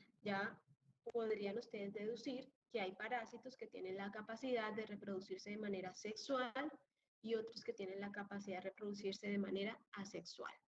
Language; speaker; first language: Spanish; native; Spanish